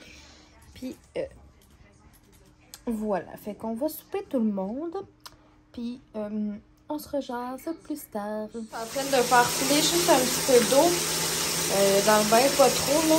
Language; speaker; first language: French; native; French